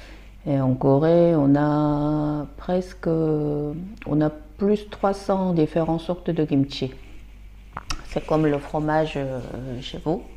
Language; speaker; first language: French; non-native, fluent; Korean